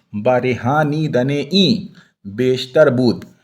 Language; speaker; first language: Persian; non-native, fluent; Urdu